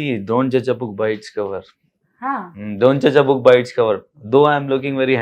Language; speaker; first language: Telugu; non-native, learner; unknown